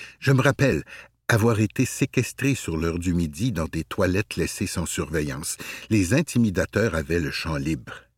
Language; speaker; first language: French; native; French